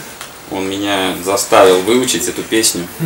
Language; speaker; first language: Russian; native; Russian